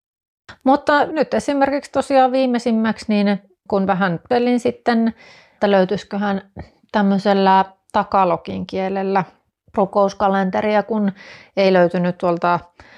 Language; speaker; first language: Finnish; native; Finnish